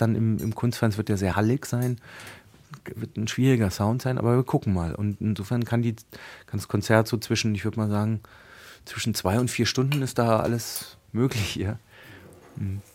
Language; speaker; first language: German; native; German